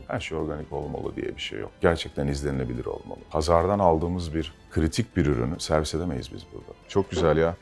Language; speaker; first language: Turkish; native; Turkish